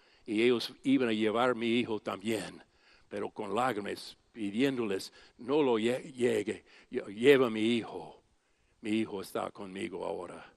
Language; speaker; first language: Spanish; non-native, fluent; English